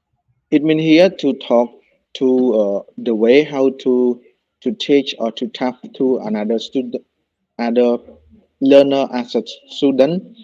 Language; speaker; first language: English; non-native, learner; Khmer